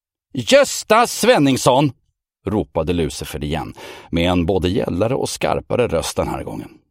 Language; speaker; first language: Swedish; native; Swedish